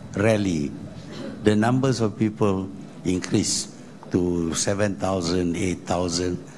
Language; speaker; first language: English; non-native, local second language; Malay